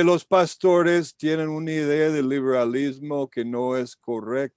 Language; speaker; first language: Spanish; non-native, fluent; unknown